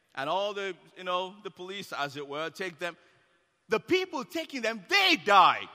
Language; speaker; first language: English; non-native, local second language; Yoruba